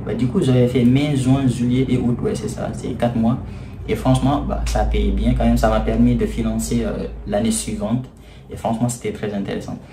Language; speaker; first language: French; non-native, local second language; Wolof